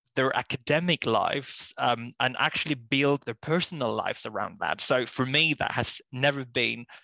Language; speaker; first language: English; non-native, fluent; Spanish